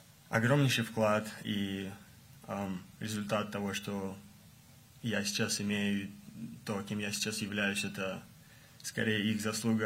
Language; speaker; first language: Russian; native; Russian